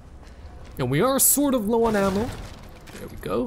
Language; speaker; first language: English; native; English